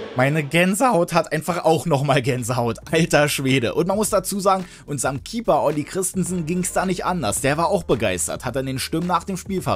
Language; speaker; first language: German; native; German